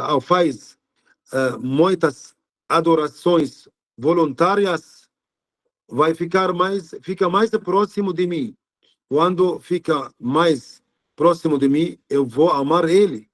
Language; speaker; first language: Portuguese; non-native, learner; Arabic